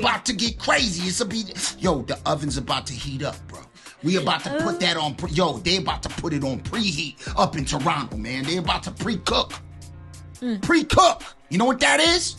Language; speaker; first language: English; native; English